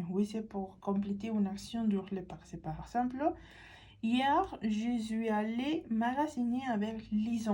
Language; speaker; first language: French; non-native, fluent; Spanish